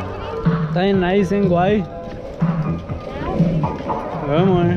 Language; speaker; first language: Spanish; early bilingual, heritage; Spanish